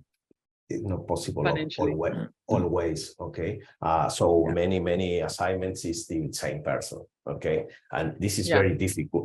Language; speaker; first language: English; non-native, learner; Spanish